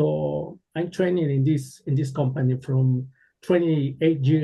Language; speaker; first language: English; non-native, learner; Spanish